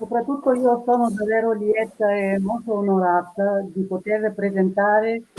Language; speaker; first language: Italian; non-native, fluent; Russian